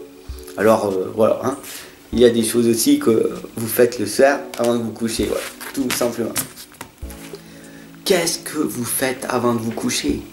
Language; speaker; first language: French; native; French